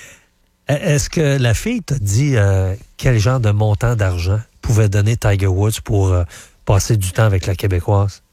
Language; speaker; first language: French; native; French